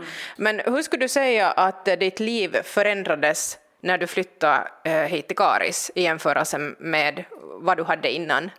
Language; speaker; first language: Swedish; native; Swedish